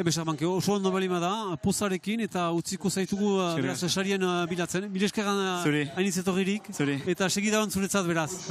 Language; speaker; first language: Basque; native; Basque